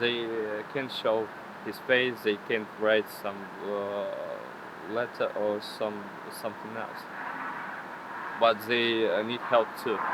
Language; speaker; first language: English; non-native, learner; Ukrainian